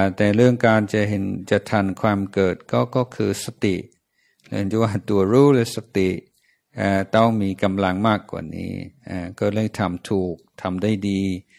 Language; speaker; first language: Thai; non-native, fluent; English